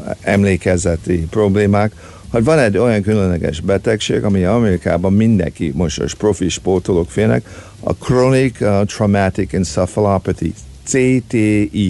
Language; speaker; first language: Hungarian; early bilingual, heritage; Hungarian